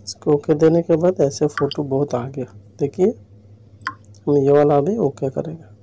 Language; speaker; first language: Hindi; non-native, local second language; Bangla